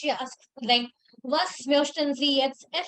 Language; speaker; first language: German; non-native, fluent; Hindi